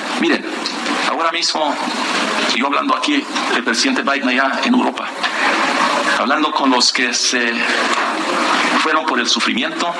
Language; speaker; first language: Spanish; non-native, fluent; English